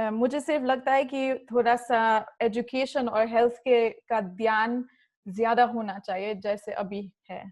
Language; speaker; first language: Hindi; early bilingual, other home language; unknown